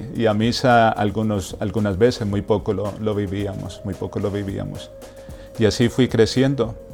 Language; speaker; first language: Spanish; native; Spanish